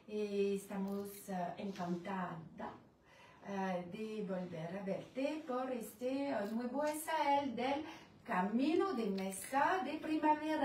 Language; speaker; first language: Spanish; non-native, learner; French